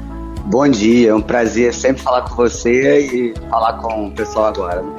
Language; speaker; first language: Portuguese; native; Portuguese